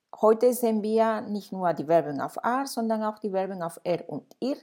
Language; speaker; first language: German; non-native, fluent; Spanish